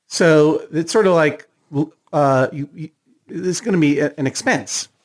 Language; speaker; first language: English; native; English